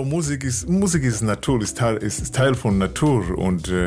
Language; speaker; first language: German; non-native, learner; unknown